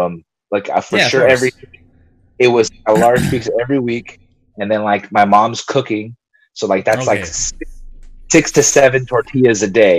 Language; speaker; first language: English; early bilingual, other home language; Spanish